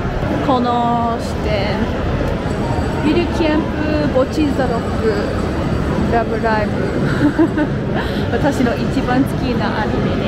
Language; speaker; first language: Japanese; non-native, learner; English